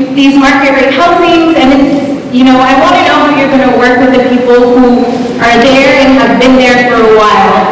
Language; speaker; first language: English; native; English